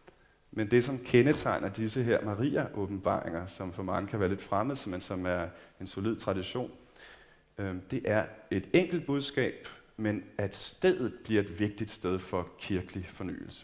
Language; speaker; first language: Danish; native; Danish